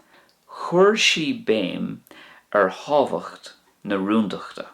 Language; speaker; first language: Irish; non-native, local second language; English